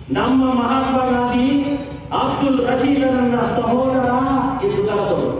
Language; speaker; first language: Kannada; non-native, local second language; Kodava